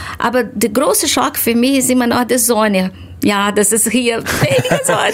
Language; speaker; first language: German; non-native, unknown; Portuguese